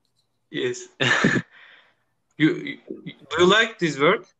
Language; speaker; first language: English; non-native, learner; Turkish